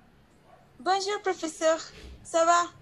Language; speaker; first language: French; non-native, learner; Spanish